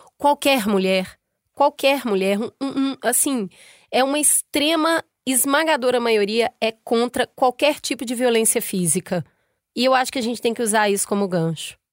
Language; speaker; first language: Portuguese; native; Portuguese